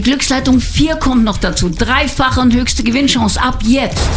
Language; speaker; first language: German; native; German